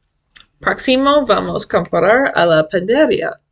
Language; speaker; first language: Spanish; non-native, learner; English